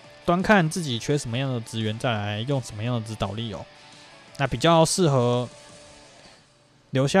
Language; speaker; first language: Chinese; native; Chinese